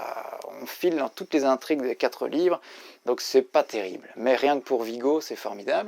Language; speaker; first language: French; native; French